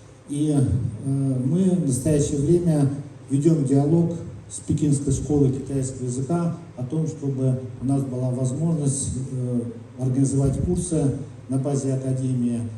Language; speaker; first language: Russian; native; Russian